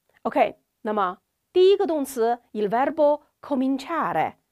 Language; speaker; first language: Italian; non-native, fluent; Chinese